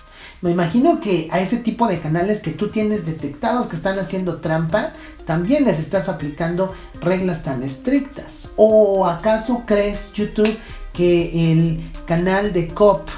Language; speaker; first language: Spanish; native; Spanish